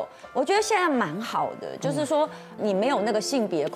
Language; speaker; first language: Chinese; native; Chinese